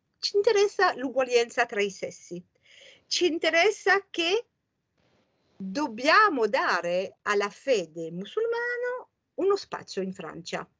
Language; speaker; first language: Italian; non-native, fluent; French